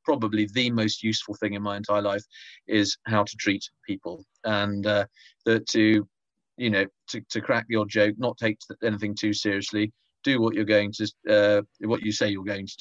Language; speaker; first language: English; native; English